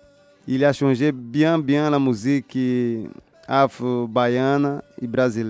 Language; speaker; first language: French; non-native, learner; Portuguese